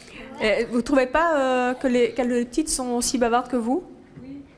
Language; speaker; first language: French; native; French